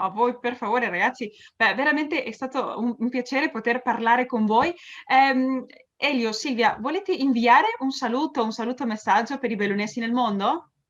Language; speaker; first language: Italian; early bilingual, heritage; Spanish